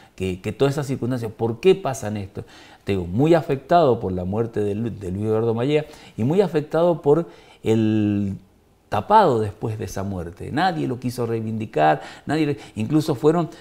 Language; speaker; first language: Spanish; native; Spanish